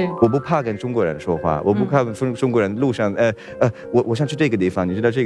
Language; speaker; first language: Chinese; non-native, fluent; Swedish